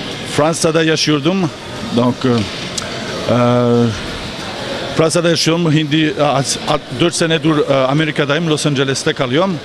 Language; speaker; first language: Turkish; early bilingual, heritage; Turkish